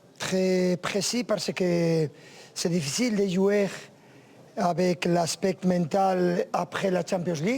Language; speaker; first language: French; non-native, learner; Spanish